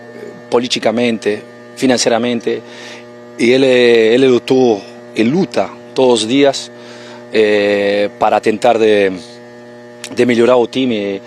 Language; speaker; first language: Portuguese; non-native, fluent; Spanish